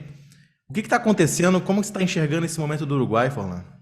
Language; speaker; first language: Portuguese; native; Portuguese